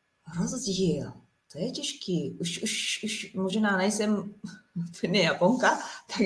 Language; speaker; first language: Czech; non-native, learner; Japanese